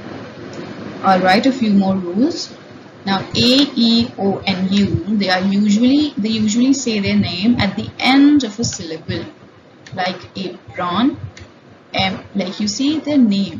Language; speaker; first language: English; non-native, local second language; Hindi